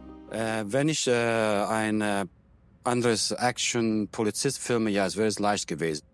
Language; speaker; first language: German; early bilingual, heritage; Italian